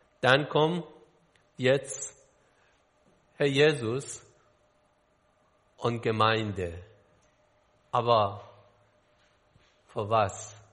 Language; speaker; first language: German; non-native, learner; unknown